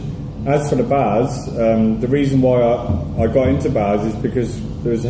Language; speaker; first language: English; native; English